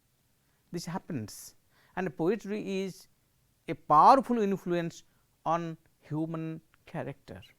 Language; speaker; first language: English; non-native, local second language; Odia